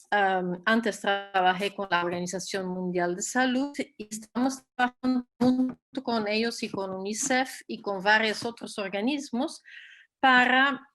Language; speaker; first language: Spanish; non-native, fluent; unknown